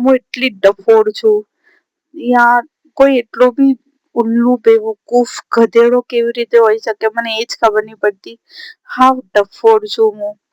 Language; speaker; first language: Gujarati; non-native, local second language; Marathi